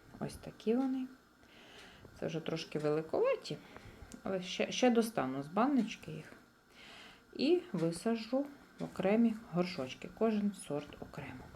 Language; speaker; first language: Ukrainian; native; Ukrainian